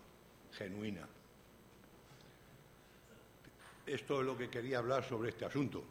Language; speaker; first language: Spanish; native; Spanish